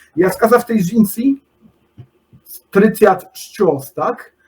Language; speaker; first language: Polish; non-native, learner; Ukrainian